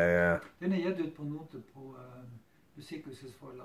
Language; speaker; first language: Norwegian; native; Norwegian